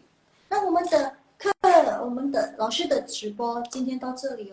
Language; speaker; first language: Chinese; non-native, fluent; Indonesian